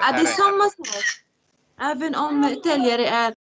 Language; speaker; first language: Swedish; non-native, learner; Arabic